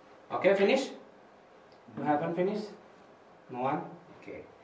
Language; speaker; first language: English; non-native, fluent; Indonesian